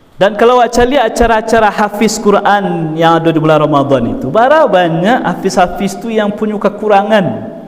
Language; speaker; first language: Malay; non-native, local second language; Minangkabau